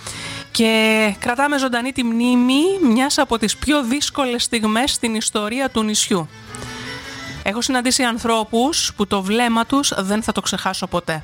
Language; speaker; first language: Greek; native; Greek